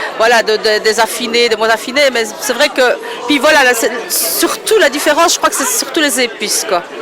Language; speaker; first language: French; early bilingual, other home language; Portuguese